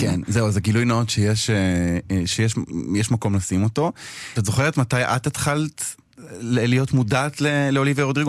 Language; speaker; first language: Hebrew; native; Hebrew